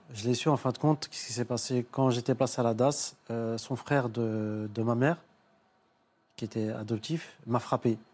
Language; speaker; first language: French; early bilingual, other home language; Arabic